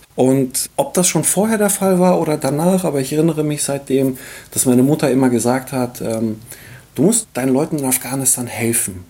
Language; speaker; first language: German; early bilingual, other home language; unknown